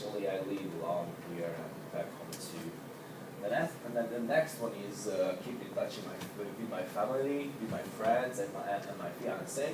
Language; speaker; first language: English; non-native, learner; Hungarian